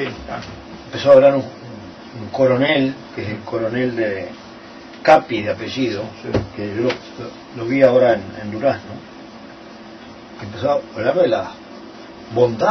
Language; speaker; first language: Spanish; native; Spanish